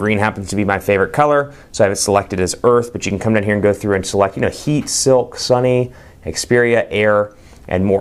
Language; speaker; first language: English; native; English